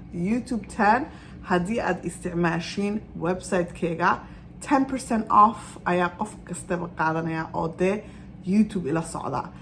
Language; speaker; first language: Somali; early bilingual, heritage; Somali